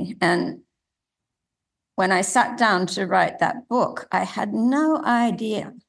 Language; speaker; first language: English; native; English